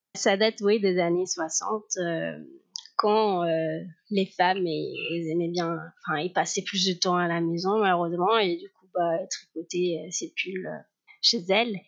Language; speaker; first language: French; non-native, fluent; Spanish